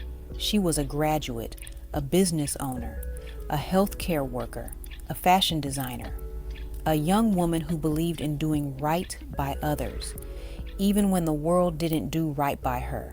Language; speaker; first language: English; native; English